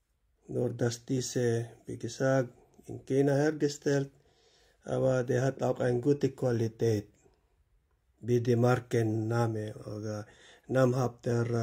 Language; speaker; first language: German; non-native, learner; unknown